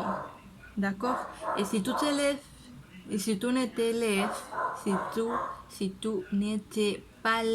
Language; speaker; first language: French; non-native, learner; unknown